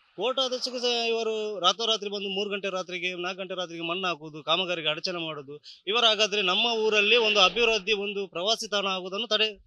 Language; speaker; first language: Kannada; native; Kannada